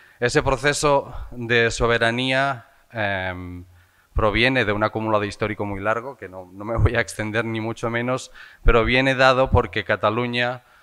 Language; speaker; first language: Spanish; non-native, local second language; Catalan